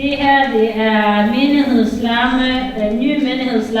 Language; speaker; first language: Danish; non-native, learner; Kinyarwanda